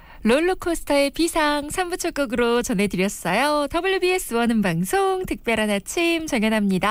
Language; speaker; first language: Korean; native; Korean